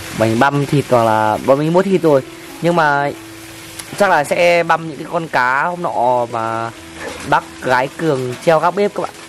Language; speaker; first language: Vietnamese; non-native, local second language; Tày